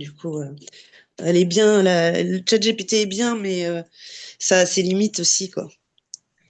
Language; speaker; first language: French; native; French